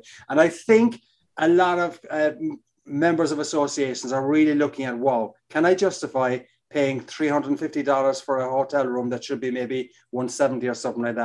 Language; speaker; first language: English; native; English